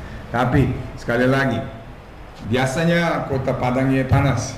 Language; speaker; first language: Indonesian; non-native, fluent; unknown